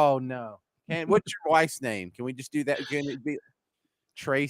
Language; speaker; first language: English; native; English